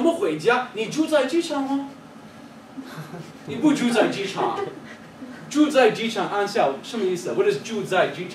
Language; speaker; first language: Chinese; non-native, fluent; English